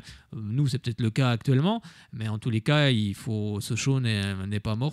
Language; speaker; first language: French; native; French